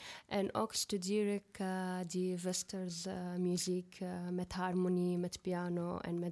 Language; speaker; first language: Dutch; non-native, fluent; Arabic